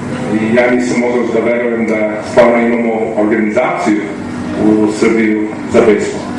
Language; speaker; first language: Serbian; early bilingual, heritage; Serbian